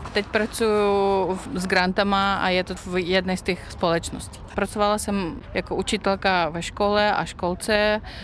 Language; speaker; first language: Czech; non-native, fluent; Russian